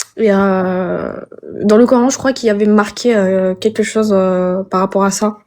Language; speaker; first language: French; early bilingual, other home language; Arabic